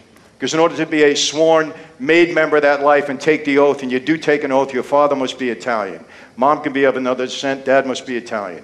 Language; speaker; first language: English; native; English